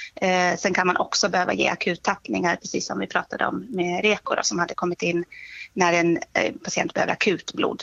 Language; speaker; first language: Swedish; native; Swedish